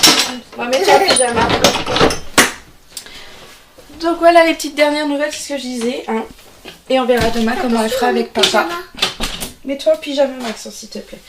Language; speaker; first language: French; native; French